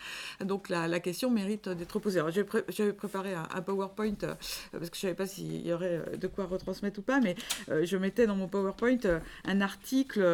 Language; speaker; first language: French; native; French